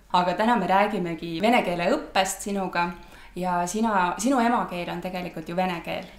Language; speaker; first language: Estonian; native; Estonian